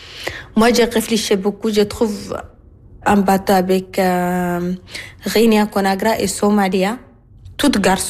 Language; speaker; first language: French; non-native, learner; Arabic